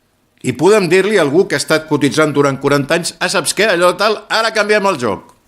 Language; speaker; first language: Catalan; native; Catalan